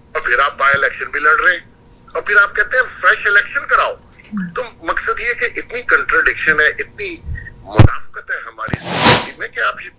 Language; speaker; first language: Urdu; native; Urdu